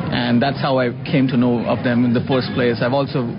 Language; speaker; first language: English; non-native, local second language; Hindi